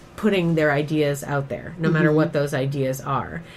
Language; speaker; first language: English; native; English